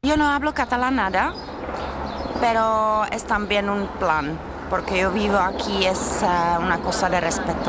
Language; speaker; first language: Spanish; non-native, fluent; Czech